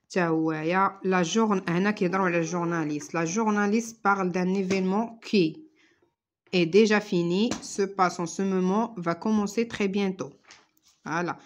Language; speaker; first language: French; non-native, local second language; Arabic